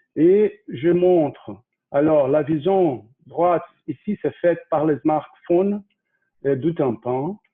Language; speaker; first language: French; non-native, fluent; Portuguese